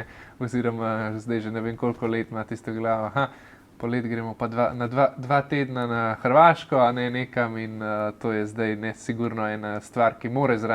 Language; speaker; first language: Slovenian; native; Slovenian